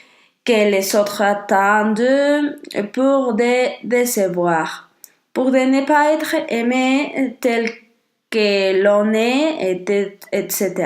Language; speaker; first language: French; non-native, learner; Spanish